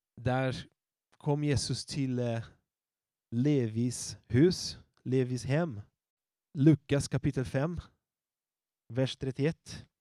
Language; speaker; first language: Swedish; non-native, fluent; Portuguese